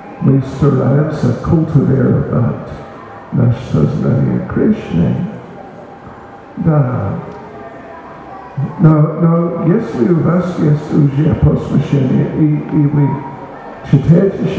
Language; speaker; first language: Russian; non-native, learner; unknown